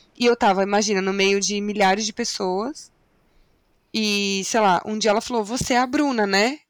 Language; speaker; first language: Portuguese; native; Portuguese